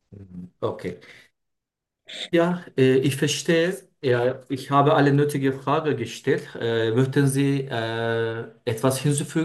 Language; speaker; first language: German; non-native, learner; Turkish